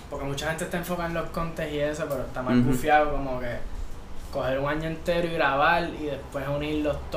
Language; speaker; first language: Spanish; native; Spanish